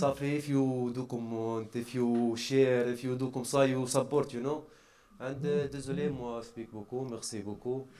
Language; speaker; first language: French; non-native, learner; Arabic